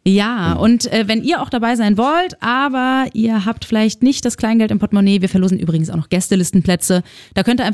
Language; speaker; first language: German; native; German